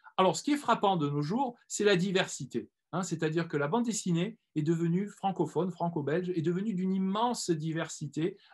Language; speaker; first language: French; native; French